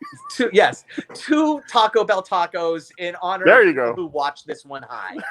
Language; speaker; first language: English; native; English